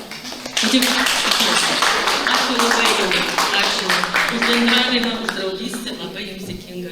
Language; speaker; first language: Lithuanian; non-native, local second language; Russian